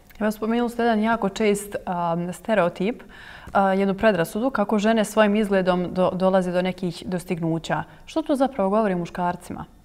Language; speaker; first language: Croatian; native; Croatian